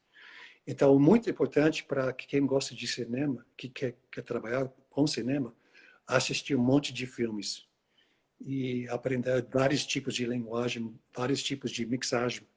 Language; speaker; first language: Portuguese; non-native, fluent; English